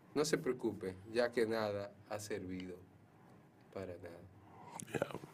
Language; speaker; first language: Spanish; native; Spanish